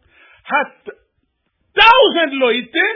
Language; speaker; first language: German; non-native, learner; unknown